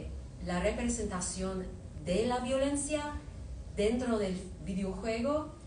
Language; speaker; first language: Spanish; non-native, fluent; English